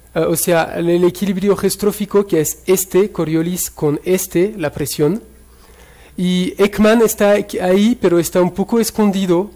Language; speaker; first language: Spanish; non-native, fluent; French